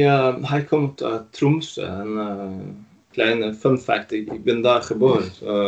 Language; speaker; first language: Dutch; non-native, fluent; Norwegian